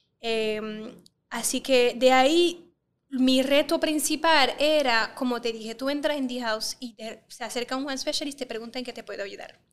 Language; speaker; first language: Spanish; non-native, fluent; French